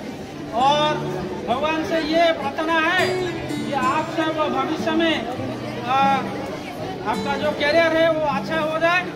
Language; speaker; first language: Hindi; non-native, local second language; Odia